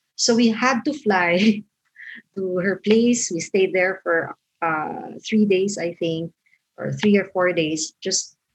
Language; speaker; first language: English; non-native, local second language; Filipino